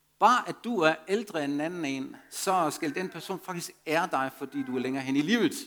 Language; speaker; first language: Danish; non-native, fluent; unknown